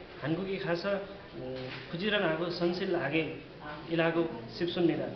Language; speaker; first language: Korean; non-native, learner; Nepali